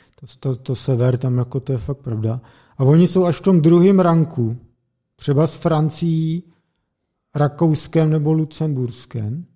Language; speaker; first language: Czech; native; Czech